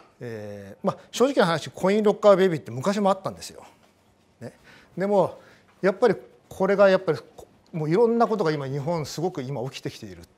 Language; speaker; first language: Japanese; native; Japanese